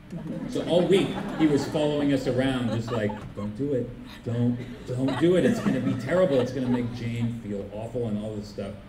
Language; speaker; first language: English; native; English